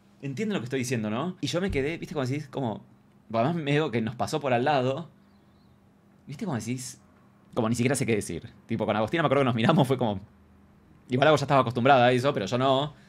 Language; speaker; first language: Spanish; native; Spanish